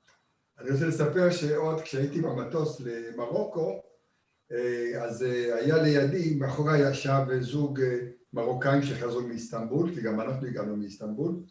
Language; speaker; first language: Hebrew; early bilingual, other home language; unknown